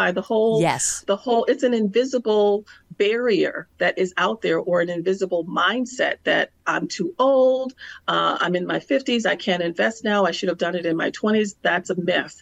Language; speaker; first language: English; native; English